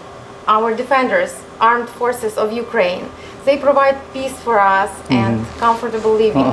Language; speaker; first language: English; non-native, fluent; Ukrainian